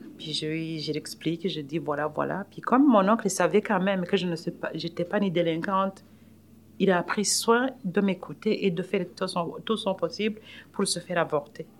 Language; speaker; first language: French; non-native, local second language; Rundi